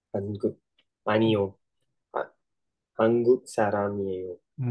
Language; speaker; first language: Korean; non-native, learner; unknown